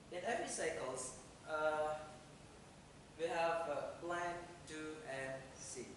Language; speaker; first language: English; non-native, fluent; Indonesian